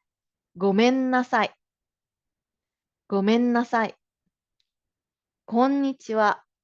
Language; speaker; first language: Japanese; non-native, fluent; Filipino